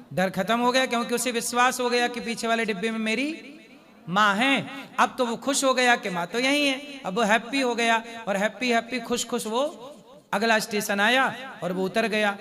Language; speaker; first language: Hindi; native; Hindi